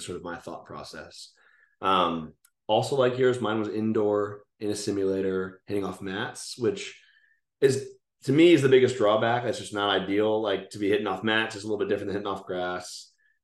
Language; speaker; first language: English; native; English